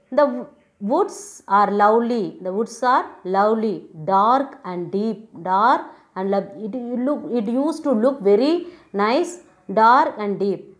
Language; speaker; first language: English; non-native, local second language; Tamil